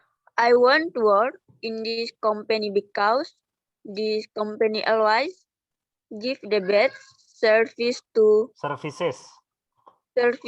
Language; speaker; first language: English; non-native, learner; Indonesian